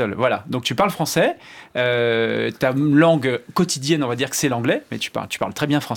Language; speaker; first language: French; native; French